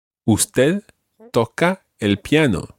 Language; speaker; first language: Spanish; non-native, fluent; English